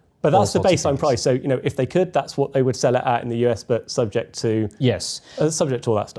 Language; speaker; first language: English; native; English